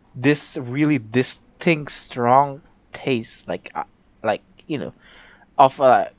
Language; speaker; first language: English; non-native, fluent; Indonesian